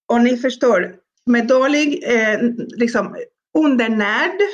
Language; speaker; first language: Swedish; non-native, fluent; Spanish